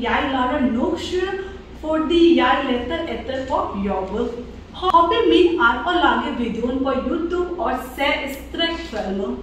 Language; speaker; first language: Norwegian; non-native, learner; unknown